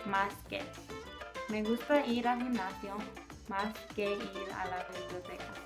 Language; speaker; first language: Spanish; non-native, learner; English